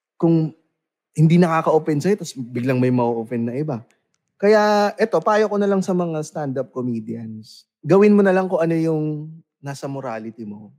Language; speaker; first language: Filipino; native; Filipino